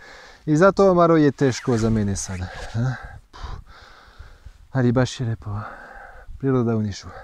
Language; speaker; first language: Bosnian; non-native, learner; French